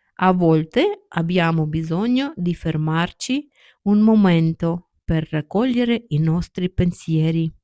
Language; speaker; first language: Italian; non-native, learner; Ukrainian